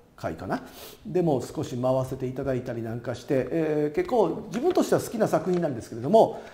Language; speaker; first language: Japanese; native; Japanese